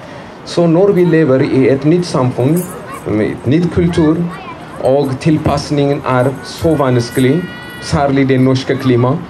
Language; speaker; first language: Norwegian; non-native, fluent; Amharic